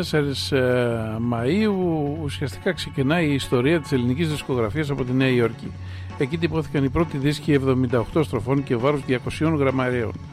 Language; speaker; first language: Greek; native; Greek